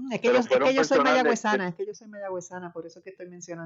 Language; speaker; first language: Spanish; native; Spanish